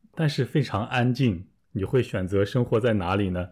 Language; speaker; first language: Chinese; native; Chinese